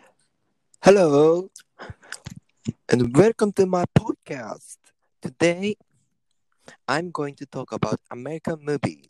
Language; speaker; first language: English; non-native, learner; Japanese